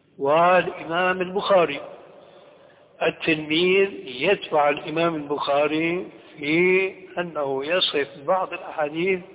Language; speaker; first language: Arabic; early bilingual, other home language; Albanian